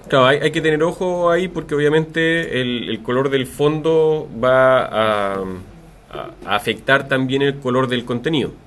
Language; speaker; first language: Spanish; native; Spanish